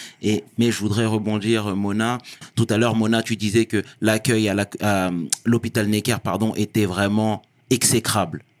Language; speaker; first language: French; native; French